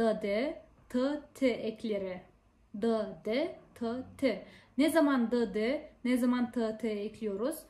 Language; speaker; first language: Turkish; non-native, fluent; Kazakh